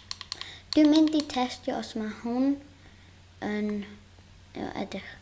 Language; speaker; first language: Welsh; non-native, local second language; English